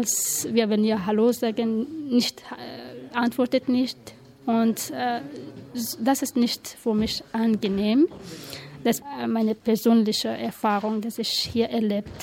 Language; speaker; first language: German; non-native, learner; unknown